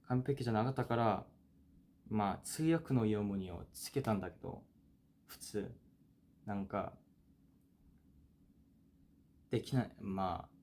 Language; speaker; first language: Japanese; non-native, fluent; Korean